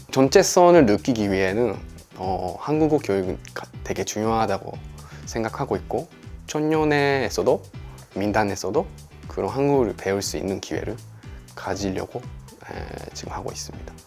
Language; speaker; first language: Korean; non-native, fluent; Japanese